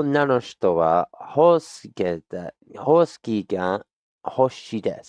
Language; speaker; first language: Japanese; non-native, learner; English